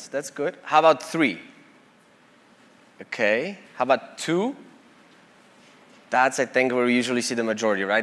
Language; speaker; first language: English; non-native, fluent; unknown